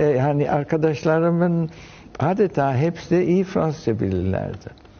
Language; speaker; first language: Turkish; early bilingual, heritage; French